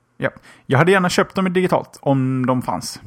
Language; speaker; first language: Swedish; native; Swedish